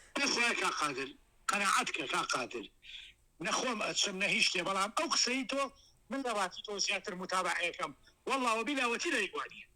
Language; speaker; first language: Central Kurdish; native; Central Kurdish